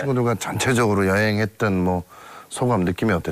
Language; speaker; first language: Korean; native; Korean